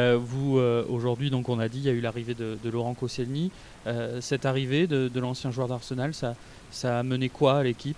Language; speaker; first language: French; native; French